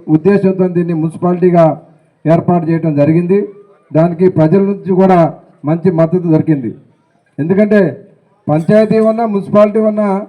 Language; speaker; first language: Telugu; native; Telugu